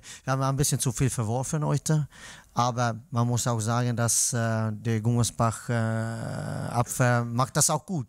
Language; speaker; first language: German; non-native, fluent; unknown